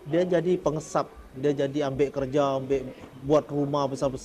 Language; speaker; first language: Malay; early bilingual, heritage; Indonesian